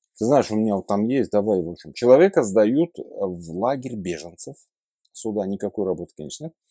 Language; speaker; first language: Russian; native; Russian